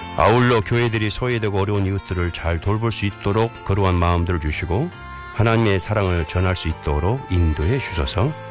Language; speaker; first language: Korean; native; Korean